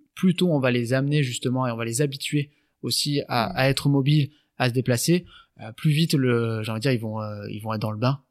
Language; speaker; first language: French; native; French